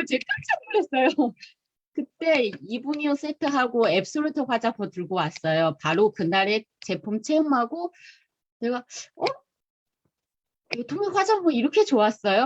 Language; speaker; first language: Korean; non-native, fluent; Chinese